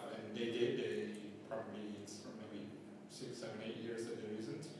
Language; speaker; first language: English; non-native, fluent; Italian